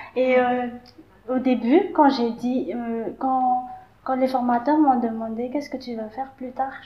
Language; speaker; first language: French; non-native, local second language; Malagasy